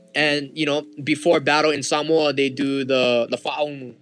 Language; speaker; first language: English; early bilingual, other home language; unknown